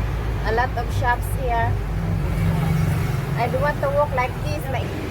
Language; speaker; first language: English; non-native, learner; Filipino